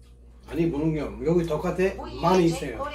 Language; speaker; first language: Korean; non-native, learner; Turkish